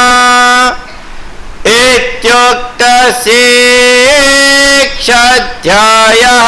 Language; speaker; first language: Telugu; early bilingual, heritage; Telugu